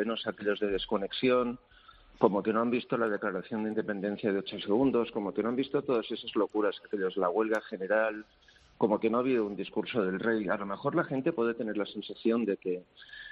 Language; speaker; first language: Spanish; native; Spanish